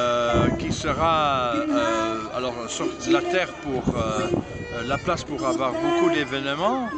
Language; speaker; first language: French; non-native, fluent; Dutch